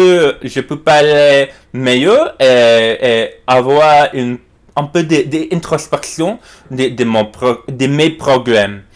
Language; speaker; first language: French; non-native, learner; English